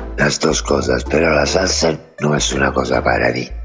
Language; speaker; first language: Spanish; non-native, fluent; Italian